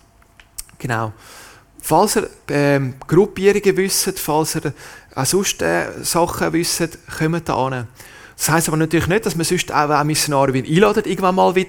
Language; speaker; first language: German; native; German